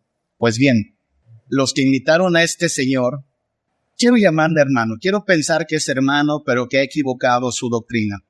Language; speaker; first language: Spanish; native; Spanish